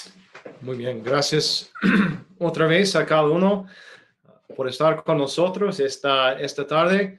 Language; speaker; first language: Spanish; non-native, fluent; English